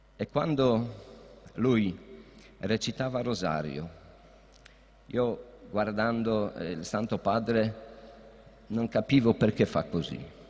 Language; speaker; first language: Italian; non-native, fluent; Polish